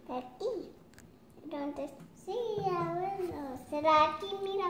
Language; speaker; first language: Spanish; early bilingual, other home language; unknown